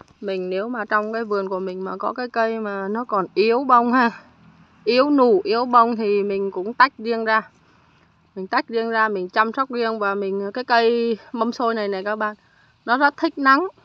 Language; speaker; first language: Vietnamese; native; Vietnamese